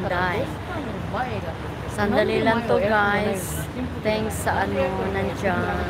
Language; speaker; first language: Japanese; non-native, learner; Filipino